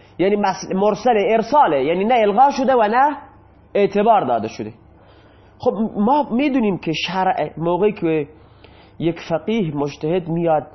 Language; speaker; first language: Persian; non-native, local second language; Baluchi